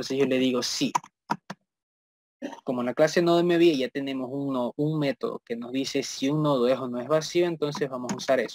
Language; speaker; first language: Spanish; native; Spanish